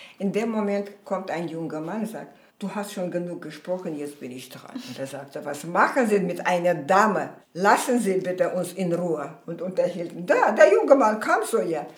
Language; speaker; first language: German; non-native, fluent; Armenian